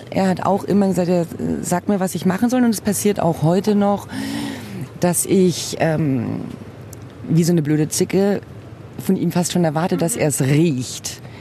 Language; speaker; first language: German; early bilingual, other home language; Portuguese